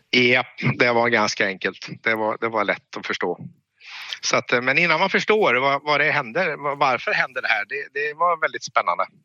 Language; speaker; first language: Swedish; native; Swedish